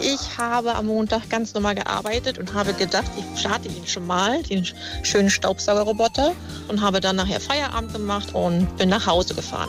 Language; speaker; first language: German; native; German